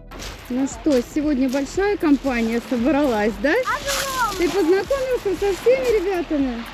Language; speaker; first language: Russian; native; Russian